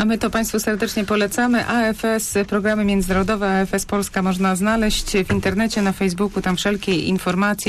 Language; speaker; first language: Polish; native; Polish